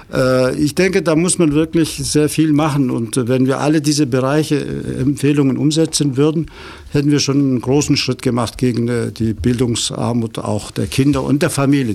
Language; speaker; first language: German; native; German